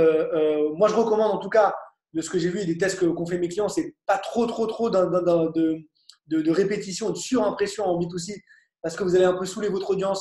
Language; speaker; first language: French; native; French